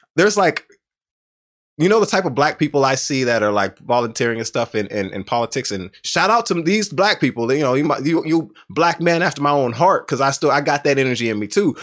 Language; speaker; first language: English; native; English